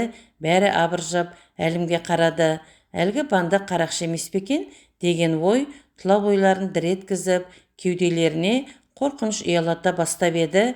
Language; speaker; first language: Kazakh; native; Kazakh